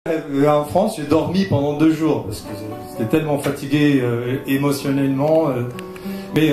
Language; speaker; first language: French; non-native, fluent; Portuguese